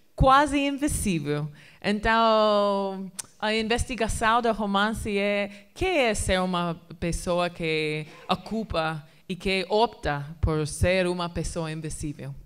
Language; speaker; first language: Portuguese; non-native, fluent; English